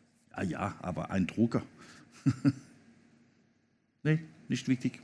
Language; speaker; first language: German; non-native, learner; Danish